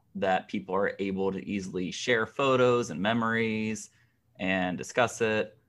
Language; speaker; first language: English; native; English